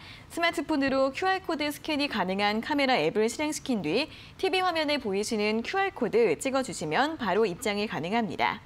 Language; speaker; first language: Korean; native; Korean